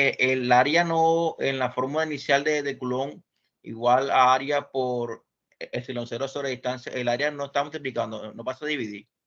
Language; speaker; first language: Spanish; native; Spanish